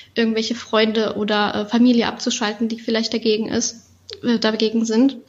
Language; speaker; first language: German; native; German